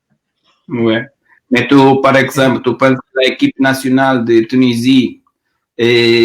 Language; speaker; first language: French; non-native, learner; Portuguese